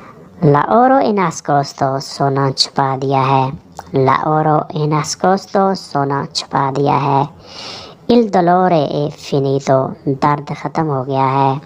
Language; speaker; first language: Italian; non-native, learner; Urdu